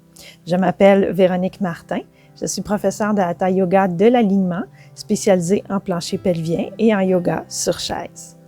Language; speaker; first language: French; native; French